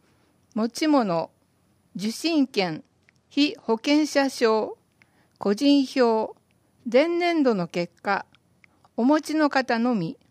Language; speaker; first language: Japanese; native; Japanese